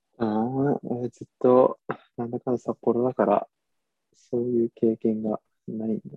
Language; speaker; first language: Japanese; native; Japanese